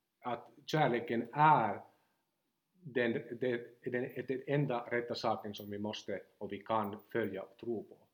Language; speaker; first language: Swedish; non-native, local second language; Finnish